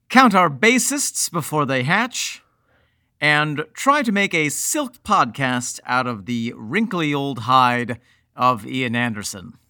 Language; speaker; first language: English; native; English